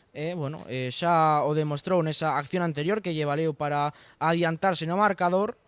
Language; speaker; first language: Spanish; non-native, local second language; Galician